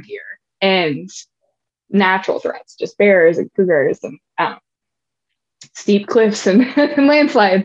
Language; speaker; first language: English; native; English